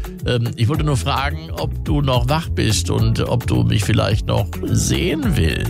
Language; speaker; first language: German; native; German